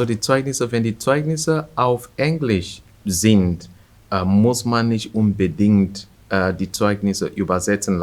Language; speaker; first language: German; non-native, fluent; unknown